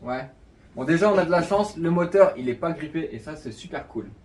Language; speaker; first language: French; native; French